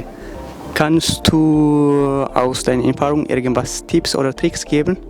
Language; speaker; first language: German; non-native, learner; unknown